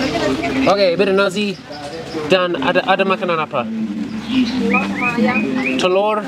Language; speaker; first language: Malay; non-native, learner; English